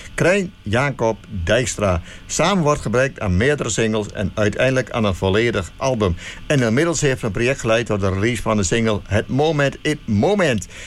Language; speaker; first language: Dutch; native; Dutch